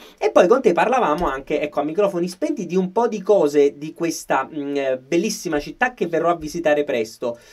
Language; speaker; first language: Italian; native; Italian